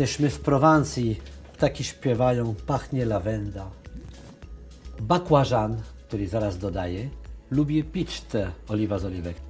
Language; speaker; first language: Polish; non-native, learner; French